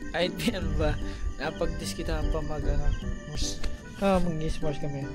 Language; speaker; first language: Filipino; non-native, local second language; Hiligaynon